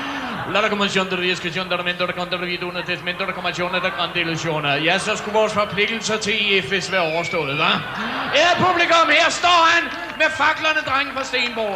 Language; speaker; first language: Danish; native; Danish